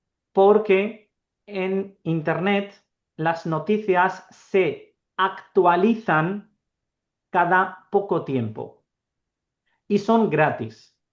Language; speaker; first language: Spanish; non-native, fluent; Urdu